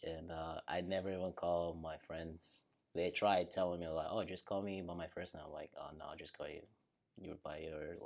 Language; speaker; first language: English; non-native, local second language; Yoruba